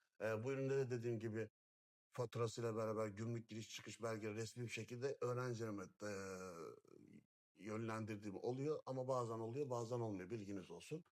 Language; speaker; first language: Turkish; native; Turkish